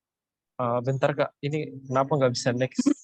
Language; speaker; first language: Indonesian; native; Indonesian